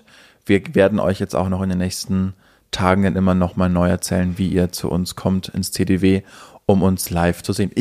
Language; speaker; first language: German; native; German